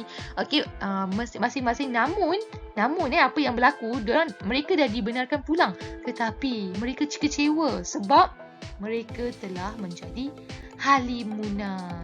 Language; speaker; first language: Malay; native; Malay